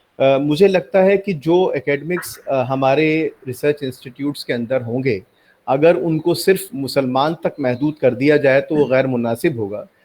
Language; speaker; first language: Hindi; native; Hindi